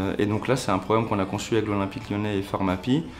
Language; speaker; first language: French; native; French